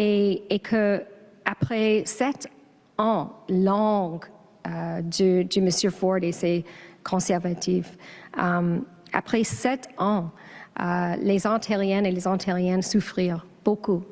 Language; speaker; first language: French; non-native, learner; English